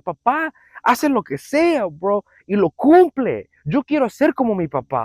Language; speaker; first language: Spanish; early bilingual, heritage; Spanish